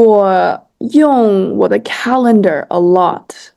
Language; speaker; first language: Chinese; early bilingual, heritage; Chinese